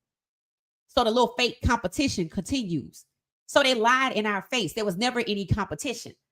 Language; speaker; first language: English; native; English